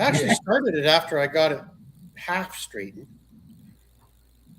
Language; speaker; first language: English; native; English